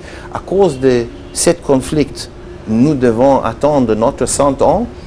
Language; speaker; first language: French; non-native, learner; Hebrew